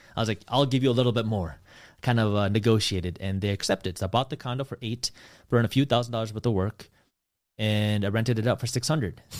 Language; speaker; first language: English; early bilingual, other home language; Punjabi